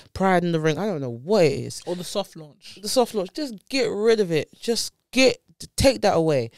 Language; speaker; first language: English; native; English